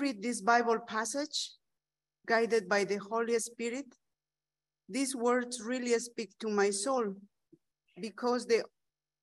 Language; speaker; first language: English; non-native, fluent; Spanish